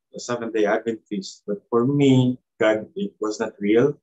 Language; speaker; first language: English; non-native, local second language; Cebuano